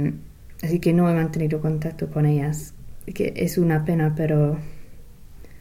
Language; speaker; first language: Spanish; non-native, fluent; English